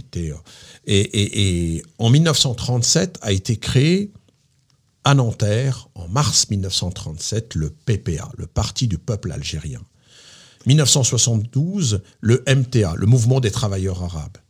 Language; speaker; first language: French; native; French